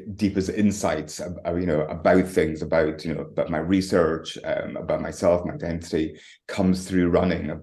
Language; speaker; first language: English; native; English